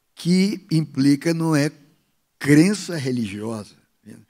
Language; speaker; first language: Portuguese; native; Portuguese